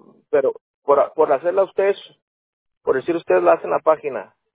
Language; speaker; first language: Spanish; native; Spanish